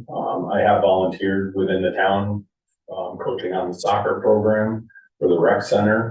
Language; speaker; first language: English; native; English